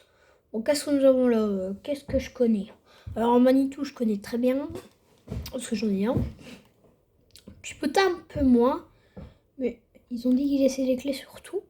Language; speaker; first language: French; native; French